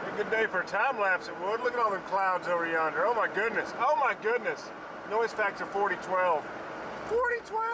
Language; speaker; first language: English; native; English